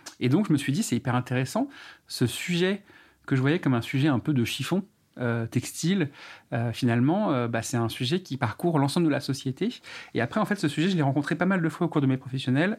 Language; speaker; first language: French; native; French